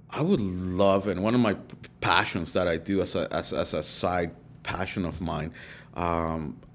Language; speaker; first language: English; early bilingual, other home language; Spanish